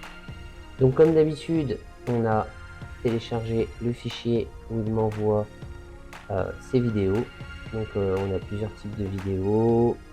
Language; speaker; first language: French; native; French